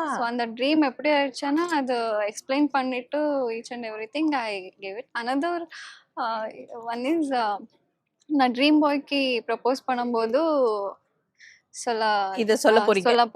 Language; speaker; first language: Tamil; non-native, learner; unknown